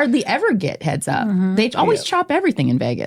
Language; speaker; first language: English; native; English